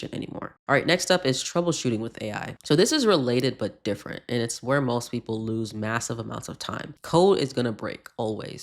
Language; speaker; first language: English; native; English